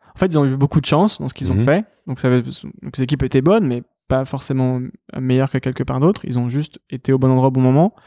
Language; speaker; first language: French; native; French